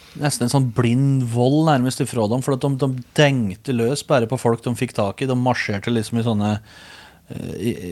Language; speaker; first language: Norwegian; native; Norwegian